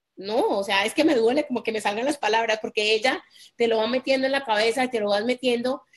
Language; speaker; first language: Spanish; native; Spanish